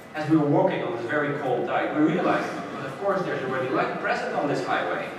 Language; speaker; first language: English; non-native, fluent; Dutch